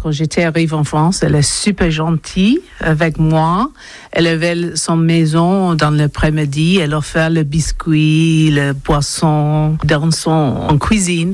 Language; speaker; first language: French; non-native, learner; English